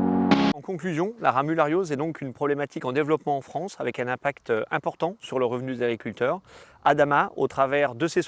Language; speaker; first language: French; native; French